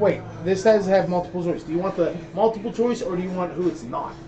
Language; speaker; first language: English; native; English